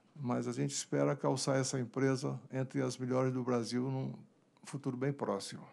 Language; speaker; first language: Portuguese; native; Portuguese